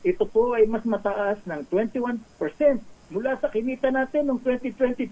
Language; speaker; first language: Filipino; native; Filipino